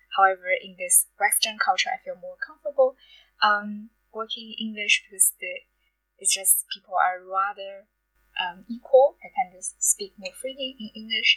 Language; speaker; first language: English; non-native, fluent; Chinese